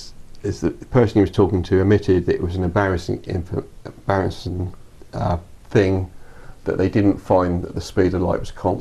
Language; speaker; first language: English; native; English